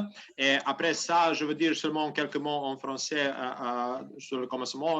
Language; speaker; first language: French; non-native, learner; Serbian